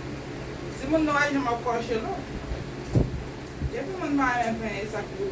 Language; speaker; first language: Portuguese; non-native, learner; Haitian Creole